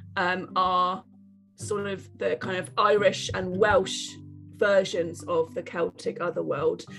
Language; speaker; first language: English; native; English